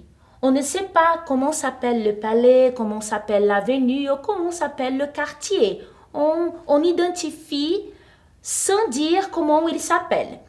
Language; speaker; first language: French; non-native, fluent; Portuguese